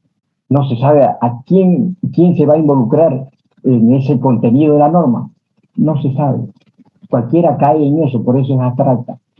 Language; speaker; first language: Spanish; native; Spanish